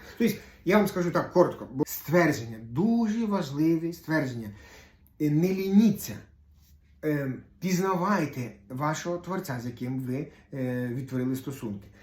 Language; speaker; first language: Ukrainian; non-native, local second language; Russian